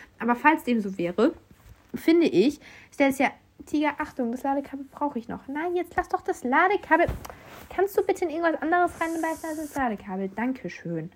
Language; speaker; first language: German; native; German